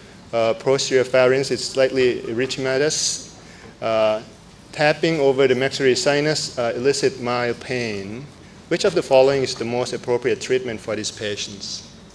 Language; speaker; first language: English; non-native, fluent; Thai